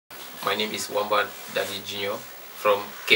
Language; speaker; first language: English; non-native, learner; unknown